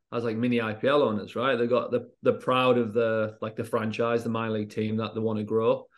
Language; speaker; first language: English; native; English